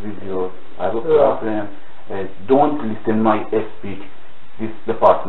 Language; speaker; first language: English; non-native, learner; Russian